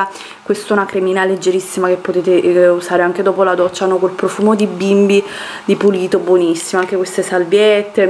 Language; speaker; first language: Italian; native; Italian